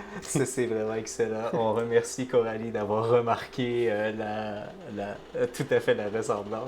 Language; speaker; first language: French; native; French